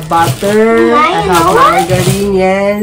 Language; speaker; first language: English; non-native, local second language; Filipino